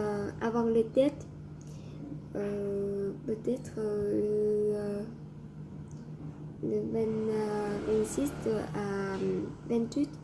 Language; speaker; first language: French; non-native, learner; Vietnamese